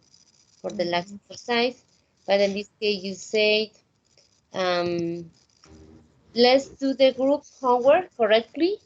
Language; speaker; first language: English; non-native, fluent; Spanish